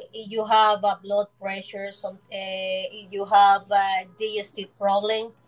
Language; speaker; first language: English; non-native, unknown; Spanish